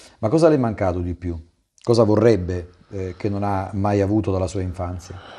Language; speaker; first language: Italian; native; Italian